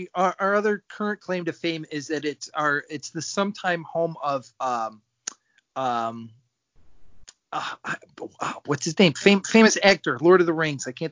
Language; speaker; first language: English; native; English